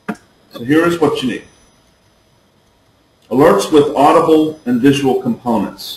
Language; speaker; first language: English; native; English